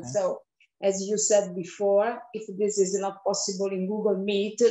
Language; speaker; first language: English; non-native, fluent; Italian